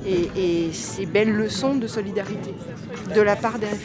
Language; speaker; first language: French; native; French